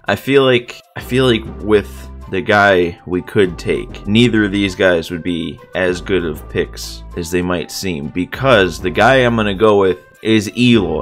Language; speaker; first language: English; native; English